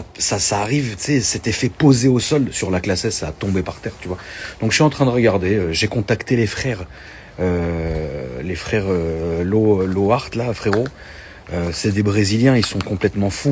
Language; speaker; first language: French; native; French